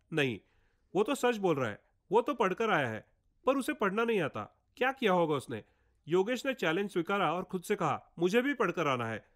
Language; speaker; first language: Hindi; non-native, local second language; Marathi